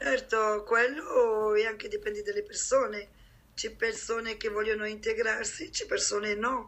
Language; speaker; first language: Italian; non-native, fluent; French